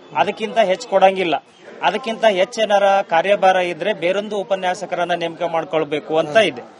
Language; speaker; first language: Kannada; native; Kannada